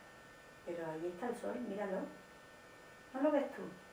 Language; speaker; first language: Spanish; native; Spanish